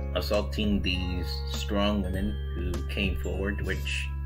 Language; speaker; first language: English; native; English